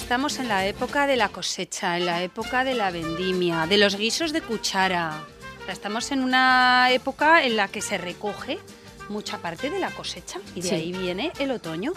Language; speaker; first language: Spanish; native; Spanish